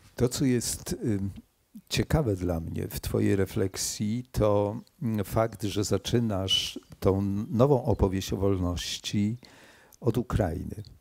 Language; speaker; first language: Polish; native; Polish